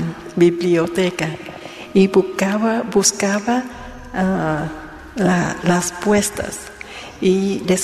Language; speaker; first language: Spanish; non-native, learner; Vietnamese